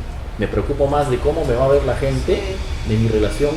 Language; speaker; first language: Spanish; native; Spanish